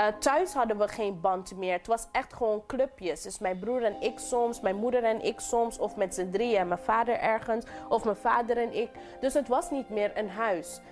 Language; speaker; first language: Dutch; non-native, local second language; English